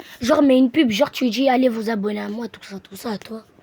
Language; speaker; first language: French; native; French